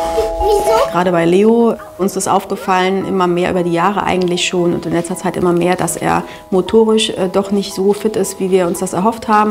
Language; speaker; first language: German; native; German